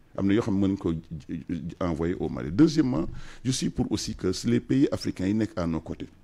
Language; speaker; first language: French; non-native, local second language; Wolof